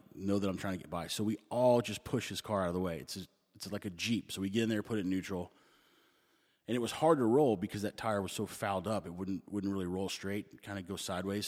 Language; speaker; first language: English; native; English